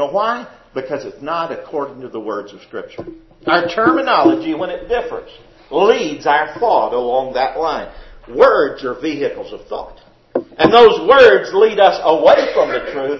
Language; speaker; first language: English; native; English